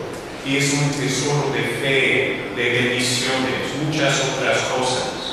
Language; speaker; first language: Spanish; non-native, learner; English